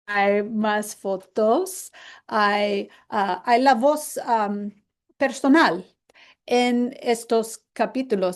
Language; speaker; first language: Spanish; non-native, fluent; English